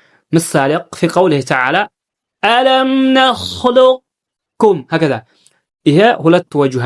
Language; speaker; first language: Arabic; non-native, fluent; Amharic